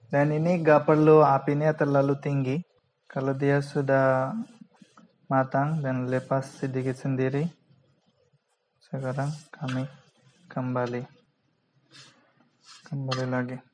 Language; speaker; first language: Indonesian; non-native, fluent; Bangla